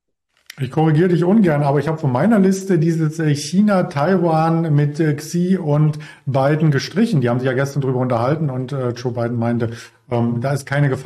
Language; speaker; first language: German; native; German